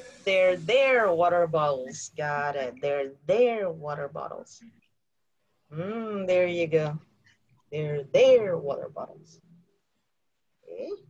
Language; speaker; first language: English; non-native, fluent; Indonesian